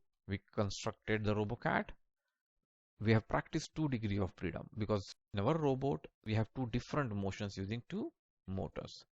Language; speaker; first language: English; non-native, local second language; Marathi